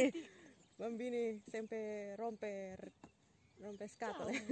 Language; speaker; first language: Italian; non-native, learner; Indonesian